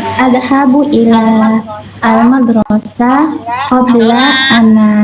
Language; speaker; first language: Arabic; non-native, learner; Indonesian